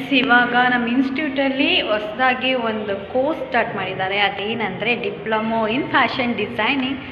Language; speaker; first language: Kannada; non-native, local second language; Malayalam